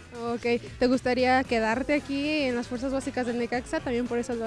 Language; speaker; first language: Spanish; native; Spanish